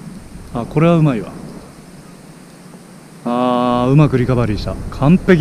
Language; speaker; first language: Japanese; native; Japanese